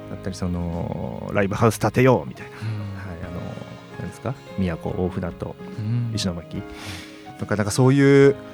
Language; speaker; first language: Japanese; native; Japanese